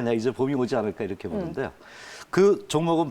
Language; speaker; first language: Korean; native; Korean